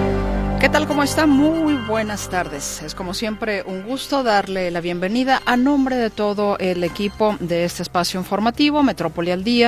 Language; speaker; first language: Spanish; native; Spanish